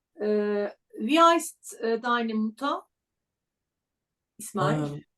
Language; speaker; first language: German; non-native, learner; Turkish